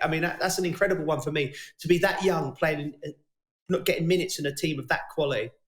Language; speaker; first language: English; native; English